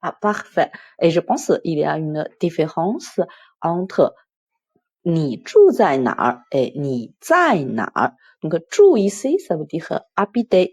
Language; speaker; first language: French; non-native, fluent; Chinese